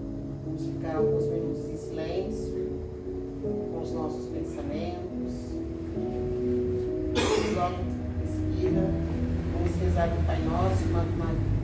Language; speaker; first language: Portuguese; native; Portuguese